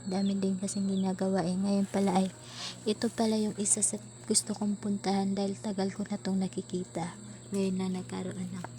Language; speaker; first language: Filipino; non-native, local second language; Bikol